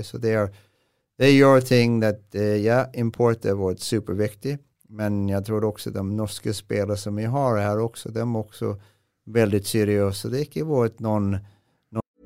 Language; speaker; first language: Swedish; non-native, fluent; English